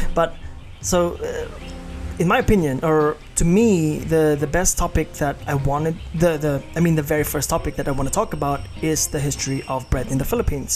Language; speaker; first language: English; non-native, local second language; Hiligaynon